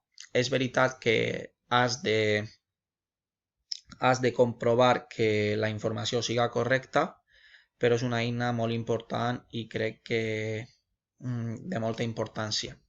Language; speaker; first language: Catalan; non-native, local second language; Spanish